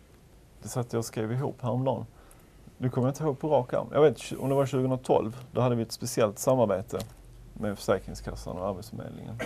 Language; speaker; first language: Swedish; native; Swedish